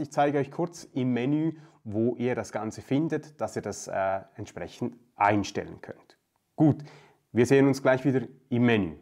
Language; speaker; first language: German; native; German